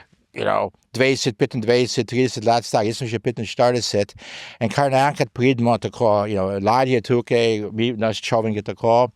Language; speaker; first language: Slovenian; early bilingual, heritage; Slovenian